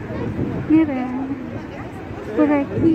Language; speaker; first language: Spanish; non-native, learner; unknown